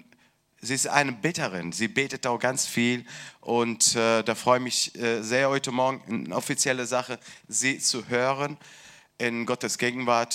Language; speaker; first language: German; non-native, learner; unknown